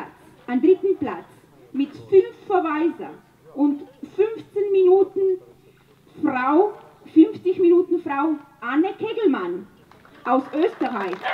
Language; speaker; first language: German; non-native, learner; Slovenian